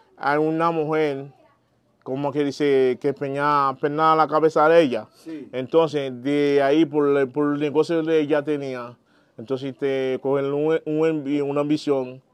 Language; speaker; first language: Spanish; non-native, learner; Haitian Creole